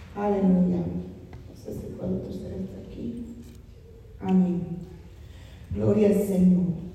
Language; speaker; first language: Spanish; non-native, fluent; English